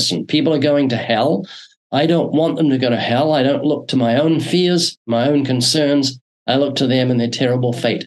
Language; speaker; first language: English; native; English